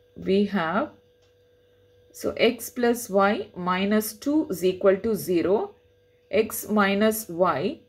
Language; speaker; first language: English; non-native, local second language; Tamil